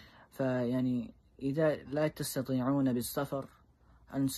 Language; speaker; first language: Arabic; non-native, fluent; English